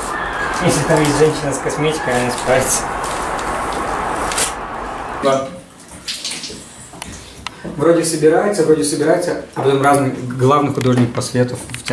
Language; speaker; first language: Russian; native; Russian